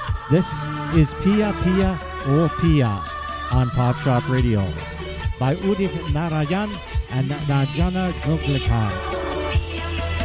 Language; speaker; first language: English; native; English